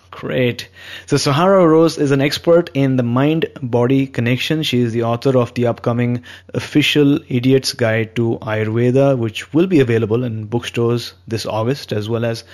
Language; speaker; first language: English; non-native, local second language; Hindi